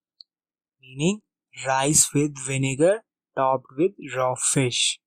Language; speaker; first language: English; non-native, local second language; Hindi